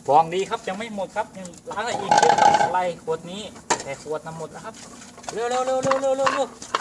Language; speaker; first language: Thai; non-native, local second language; Northeastern Thai